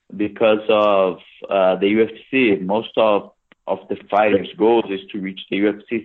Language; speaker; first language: English; non-native, fluent; Portuguese